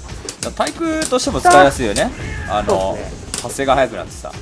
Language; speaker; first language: Japanese; native; Japanese